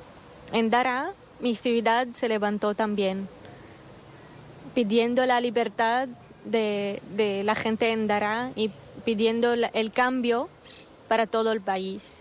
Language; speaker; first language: Spanish; non-native, fluent; Arabic